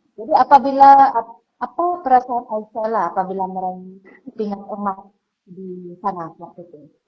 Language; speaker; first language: Malay; native; Malay